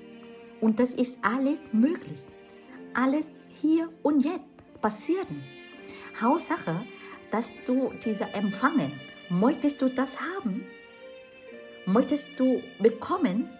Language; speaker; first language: German; non-native, fluent; Vietnamese